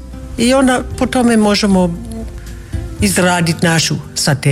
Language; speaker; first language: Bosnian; non-native, fluent; English